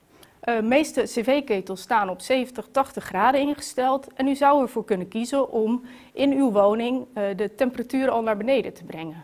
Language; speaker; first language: Dutch; native; Dutch